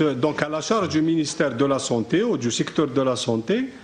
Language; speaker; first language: French; non-native, local second language; Arabic